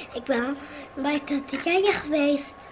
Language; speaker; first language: Dutch; early bilingual, other home language; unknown